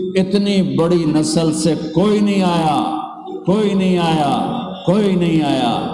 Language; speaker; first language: Urdu; non-native, local second language; Punjabi